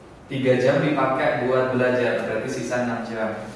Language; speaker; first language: Indonesian; native; Indonesian